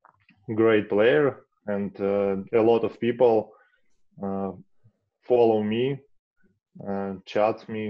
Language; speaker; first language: English; non-native, learner; Russian